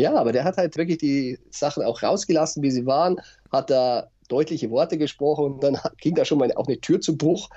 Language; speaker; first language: German; native; German